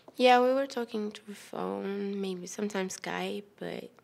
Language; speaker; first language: English; non-native, fluent; Wolof